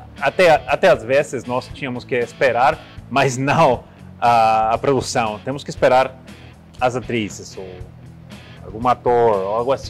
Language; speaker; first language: Portuguese; non-native, learner; Spanish